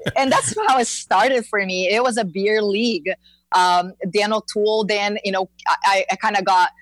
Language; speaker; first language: English; non-native, fluent; Portuguese